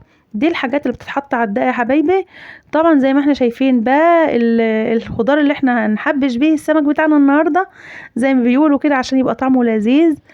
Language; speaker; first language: Arabic; native; Arabic